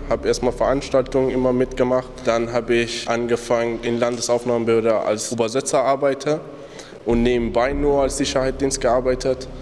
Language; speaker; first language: German; non-native, fluent; Persian